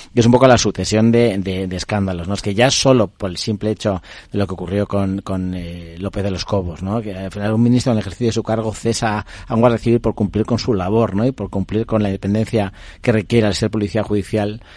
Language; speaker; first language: Spanish; native; Spanish